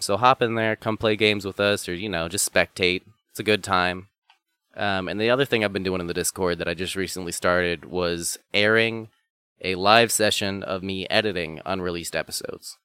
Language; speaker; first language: English; native; English